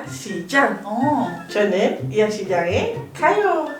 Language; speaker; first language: Korean; non-native, learner; Malay